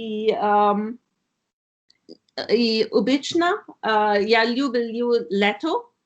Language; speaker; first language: Russian; non-native, learner; German